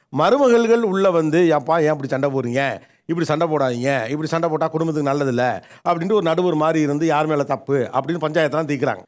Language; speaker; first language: Tamil; native; Tamil